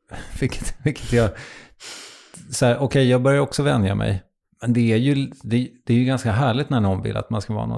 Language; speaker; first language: Swedish; native; Swedish